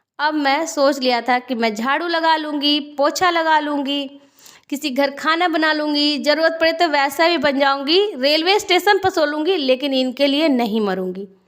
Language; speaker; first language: Hindi; native; Hindi